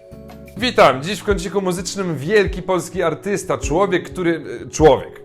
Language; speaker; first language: Polish; native; Polish